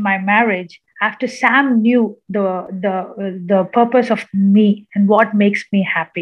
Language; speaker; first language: English; non-native, local second language; Malayalam